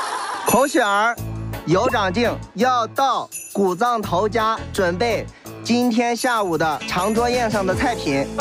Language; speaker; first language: Chinese; native; Chinese